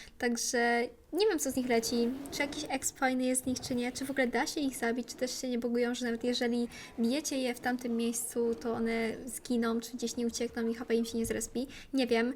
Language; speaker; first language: Polish; native; Polish